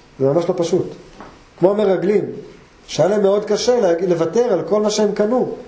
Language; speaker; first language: Hebrew; native; Hebrew